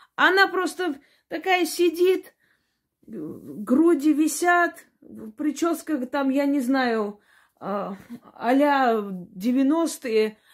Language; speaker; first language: Russian; non-native, local second language; Armenian